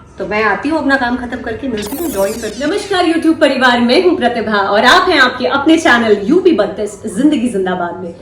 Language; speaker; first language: Hindi; native; Hindi